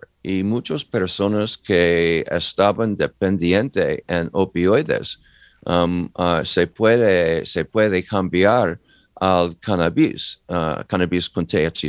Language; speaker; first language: Spanish; non-native, learner; English